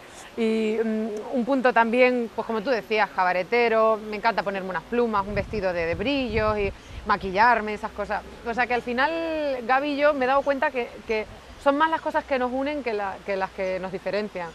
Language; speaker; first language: Spanish; native; Spanish